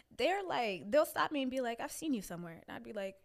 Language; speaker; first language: English; early bilingual, other home language; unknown